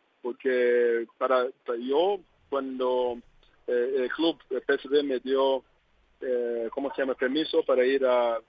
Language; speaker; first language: Spanish; non-native, learner; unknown